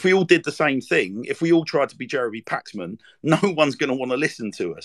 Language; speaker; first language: English; native; English